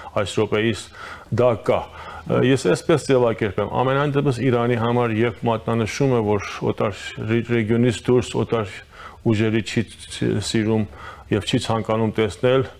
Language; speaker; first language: Armenian; early bilingual, heritage; Armenian